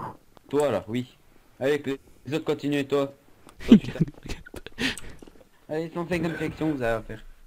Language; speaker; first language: French; native; French